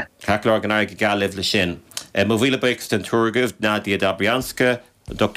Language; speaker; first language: Irish; native; Irish